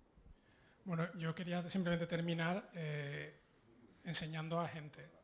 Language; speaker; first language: Spanish; native; Spanish